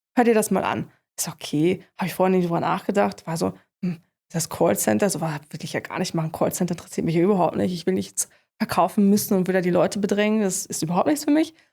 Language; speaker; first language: German; native; German